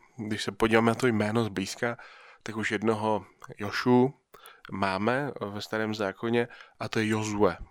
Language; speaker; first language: Czech; native; Czech